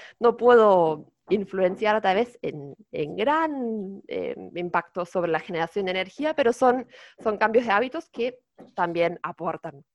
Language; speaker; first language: Spanish; non-native, fluent; German